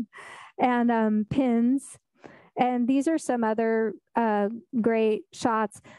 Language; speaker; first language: English; native; English